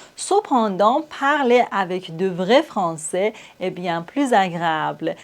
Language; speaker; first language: French; non-native, fluent; Persian